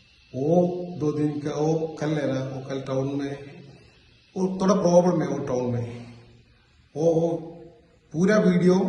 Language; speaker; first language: Hindi; non-native, learner; Malayalam